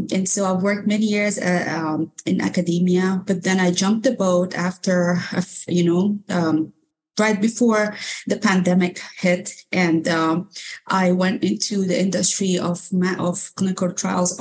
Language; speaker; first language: English; non-native, fluent; Arabic